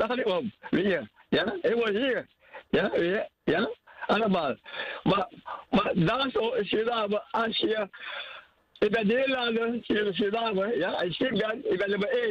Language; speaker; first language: Dutch; non-native, learner; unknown